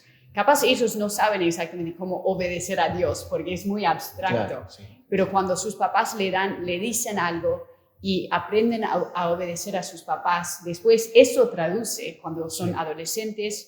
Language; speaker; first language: Spanish; non-native, fluent; English